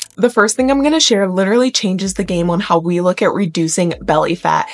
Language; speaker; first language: English; native; English